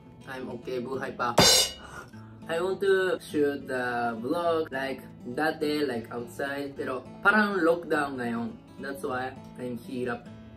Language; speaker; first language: English; non-native, learner; Japanese